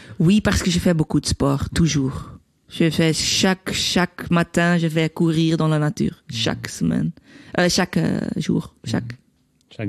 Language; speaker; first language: French; non-native, learner; Dutch